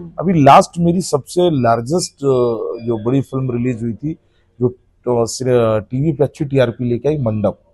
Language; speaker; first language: Hindi; native; Hindi